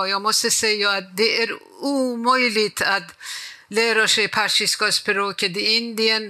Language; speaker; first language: Swedish; non-native, fluent; Persian